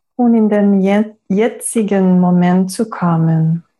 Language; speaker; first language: German; non-native, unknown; French